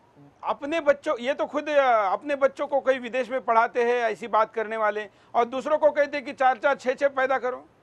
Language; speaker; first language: Hindi; native; Hindi